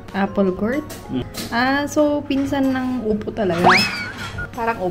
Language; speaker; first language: Filipino; native; Filipino